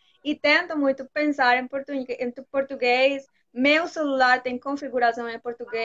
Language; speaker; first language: Portuguese; non-native, fluent; Spanish